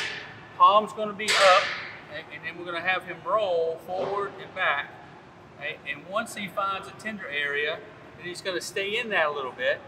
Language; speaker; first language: English; native; English